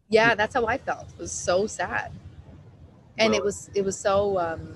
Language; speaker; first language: English; native; English